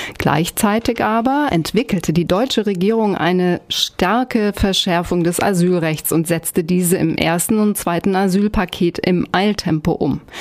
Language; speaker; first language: German; native; German